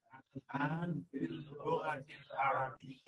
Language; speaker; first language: Arabic; non-native, learner; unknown